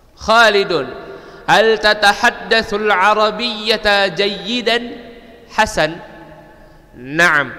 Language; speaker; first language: Arabic; non-native, fluent; Indonesian